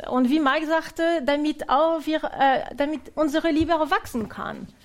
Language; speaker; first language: German; non-native, fluent; French